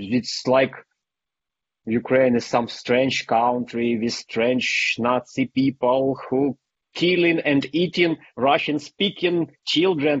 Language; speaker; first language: English; non-native, fluent; Ukrainian